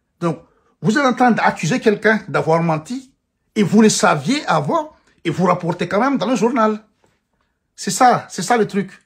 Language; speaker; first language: French; non-native, local second language; Malagasy